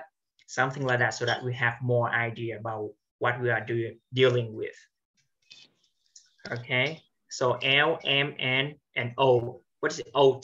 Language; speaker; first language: English; non-native, fluent; Vietnamese